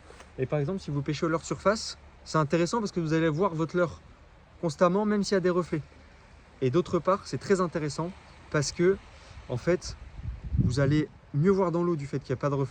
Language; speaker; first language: French; native; French